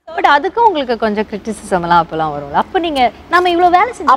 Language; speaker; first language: Tamil; native; Tamil